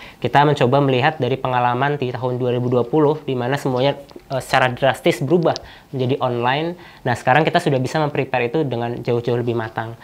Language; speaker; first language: Indonesian; native; Indonesian